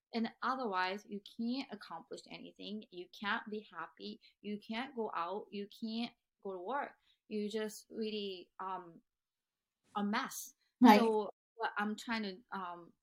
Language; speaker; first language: English; non-native, fluent; Japanese